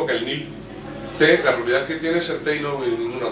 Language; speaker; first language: Spanish; native; Spanish